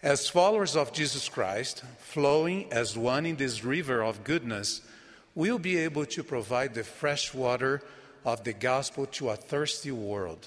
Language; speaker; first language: English; non-native, fluent; Portuguese